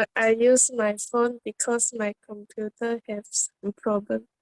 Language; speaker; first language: English; non-native, learner; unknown